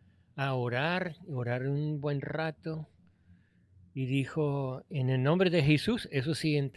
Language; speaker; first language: Spanish; non-native, fluent; English